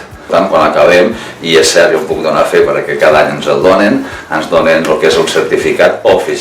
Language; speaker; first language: Catalan; native; Catalan